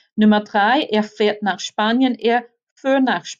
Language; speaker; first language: German; non-native, fluent; English